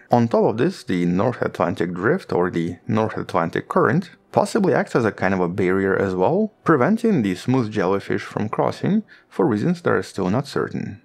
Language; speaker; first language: English; non-native, fluent; Russian